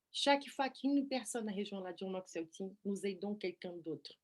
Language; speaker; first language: French; non-native, fluent; Portuguese